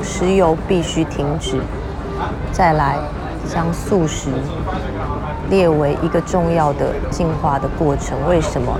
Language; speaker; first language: Chinese; native; Chinese